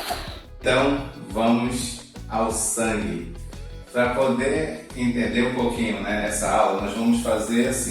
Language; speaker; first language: Portuguese; native; Portuguese